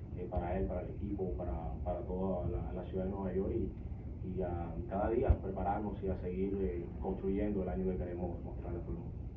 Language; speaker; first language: Spanish; native; Spanish